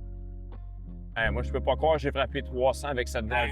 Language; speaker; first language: French; native; French